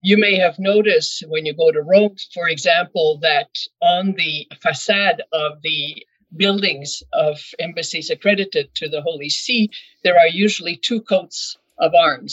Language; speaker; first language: English; non-native, fluent; French